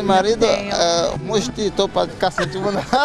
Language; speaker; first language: Portuguese; non-native, learner; Croatian